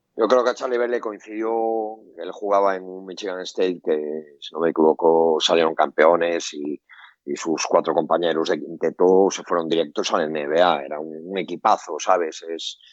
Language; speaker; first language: Spanish; native; Spanish